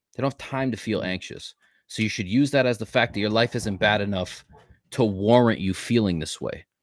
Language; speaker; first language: English; native; English